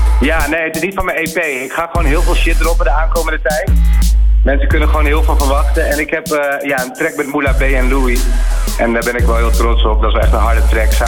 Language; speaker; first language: Dutch; native; Dutch